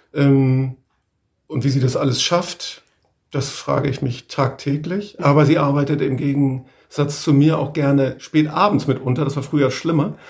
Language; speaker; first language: German; native; German